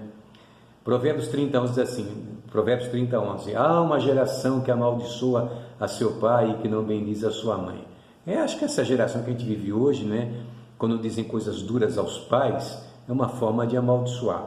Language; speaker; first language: Portuguese; native; Portuguese